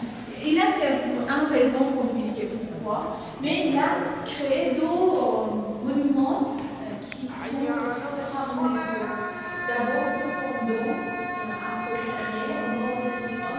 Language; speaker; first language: French; non-native, fluent; Persian